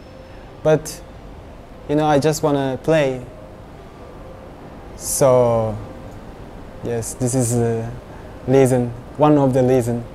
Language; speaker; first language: English; non-native, learner; Japanese